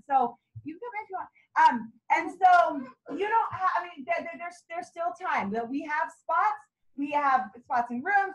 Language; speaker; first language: English; native; English